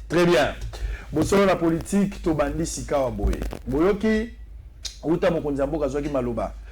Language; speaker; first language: Lingala; native; Lingala